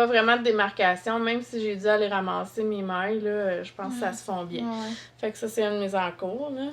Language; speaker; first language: French; native; French